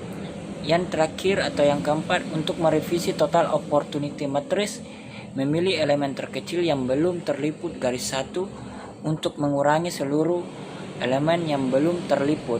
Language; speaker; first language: Indonesian; native; Indonesian